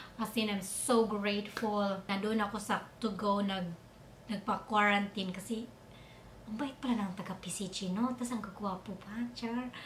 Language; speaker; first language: Filipino; non-native, local second language; Cebuano